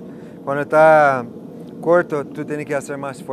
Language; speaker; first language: Spanish; non-native, fluent; English